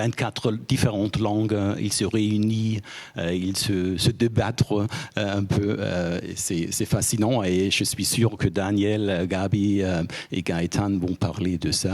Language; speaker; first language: French; non-native, fluent; German